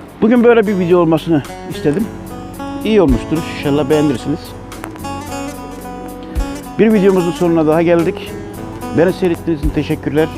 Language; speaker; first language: Turkish; native; Turkish